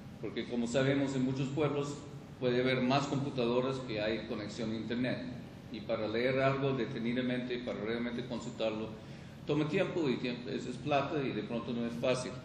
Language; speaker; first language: Spanish; non-native, fluent; English